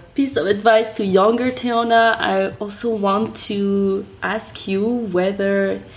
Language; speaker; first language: English; non-native, fluent; French